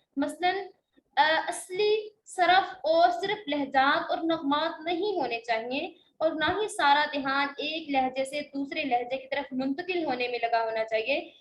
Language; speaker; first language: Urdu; native; Urdu